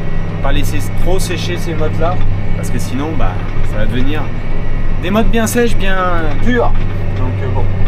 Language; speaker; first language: French; native; French